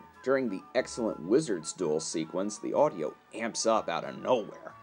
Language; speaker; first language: English; native; English